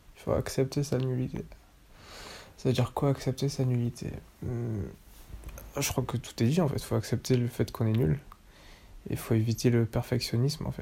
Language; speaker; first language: French; native; French